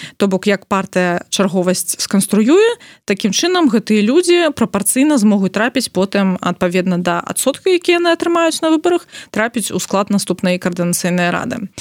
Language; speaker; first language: Belarusian; non-native, local second language; Russian